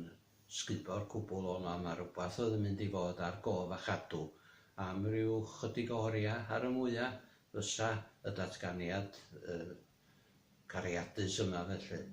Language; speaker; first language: Welsh; native; Welsh